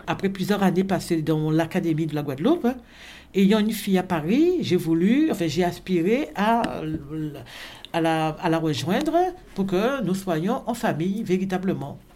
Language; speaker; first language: French; native; French